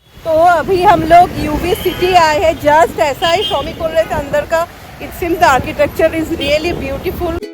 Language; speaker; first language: Hindi; non-native, local second language; Bangla